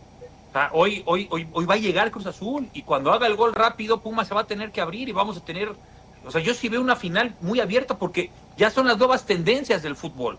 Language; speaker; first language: Spanish; native; Spanish